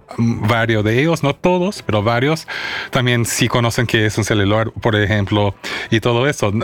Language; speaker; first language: Spanish; early bilingual, heritage; Spanish